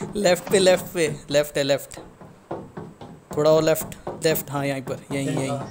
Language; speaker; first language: Hindi; native; Hindi